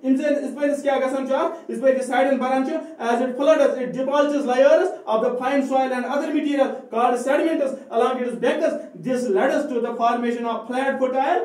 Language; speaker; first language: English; non-native, local second language; Kashmiri